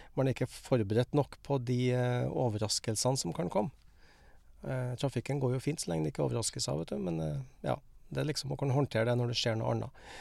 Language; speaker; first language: Norwegian; native; Norwegian